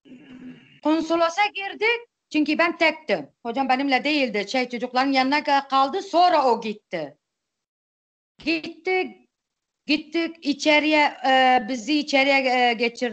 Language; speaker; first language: Turkish; non-native, local second language; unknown